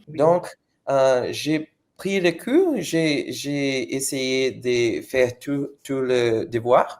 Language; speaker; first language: French; non-native, fluent; Portuguese